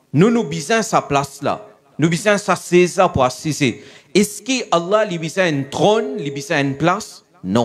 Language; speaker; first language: French; non-native, local second language; Morisyen